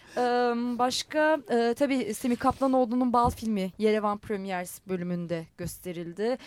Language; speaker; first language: Turkish; non-native, local second language; Armenian